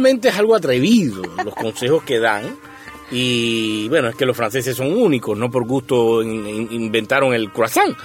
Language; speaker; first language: Spanish; native; Spanish